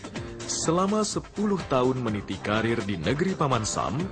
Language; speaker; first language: Indonesian; native; Indonesian